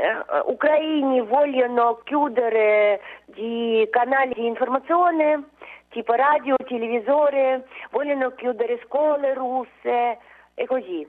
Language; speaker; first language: Italian; non-native, learner; Russian